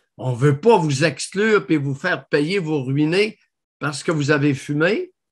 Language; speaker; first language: French; native; French